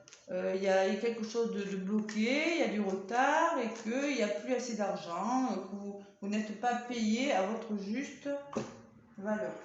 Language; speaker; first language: French; native; French